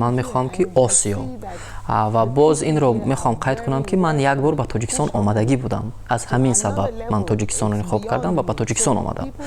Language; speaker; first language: Persian; non-native, fluent; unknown